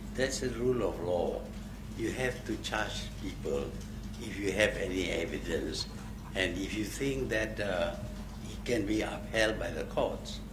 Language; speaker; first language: English; non-native, local second language; Malay